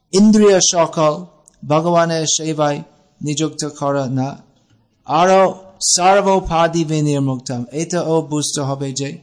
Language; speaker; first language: Bangla; non-native, fluent; English